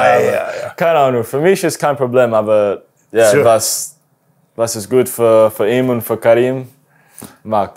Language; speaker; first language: German; non-native, learner; English